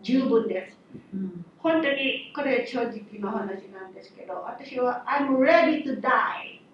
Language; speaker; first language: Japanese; non-native, fluent; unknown